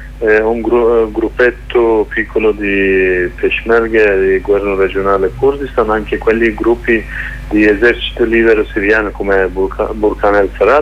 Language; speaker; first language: Italian; non-native, learner; Kurdish